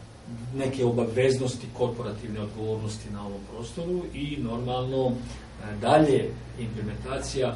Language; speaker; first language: Serbian; native; Serbian